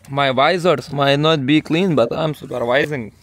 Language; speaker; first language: English; non-native, learner; Lithuanian